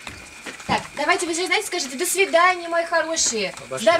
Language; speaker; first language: Russian; native; Russian